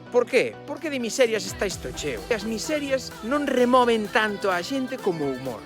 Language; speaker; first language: Galician; non-native, local second language; Spanish